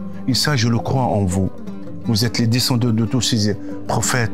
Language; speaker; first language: French; non-native, local second language; Arabic